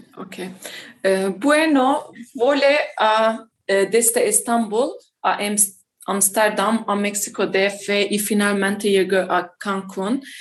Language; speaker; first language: Spanish; non-native, learner; Turkish